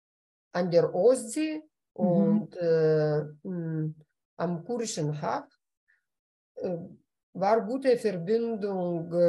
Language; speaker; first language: German; non-native, fluent; Lithuanian